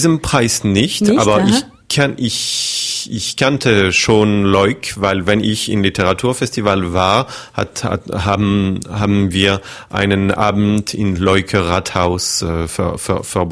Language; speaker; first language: German; non-native, fluent; French